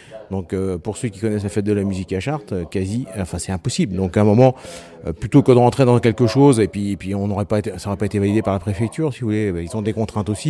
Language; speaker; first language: French; native; French